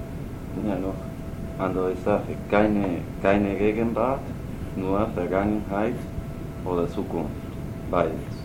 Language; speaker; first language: German; non-native, learner; Spanish